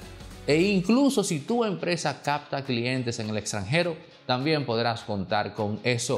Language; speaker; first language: Spanish; native; Spanish